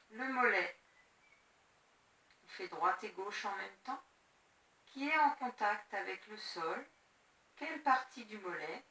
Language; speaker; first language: French; native; French